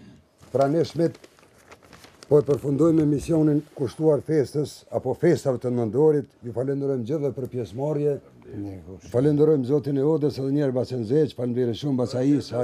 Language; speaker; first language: Albanian; native; Albanian